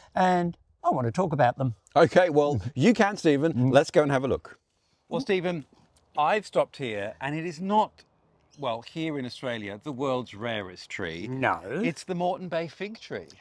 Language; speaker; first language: English; native; English